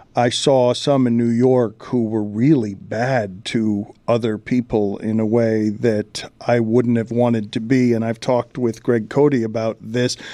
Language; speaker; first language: English; early bilingual, other home language; Spanish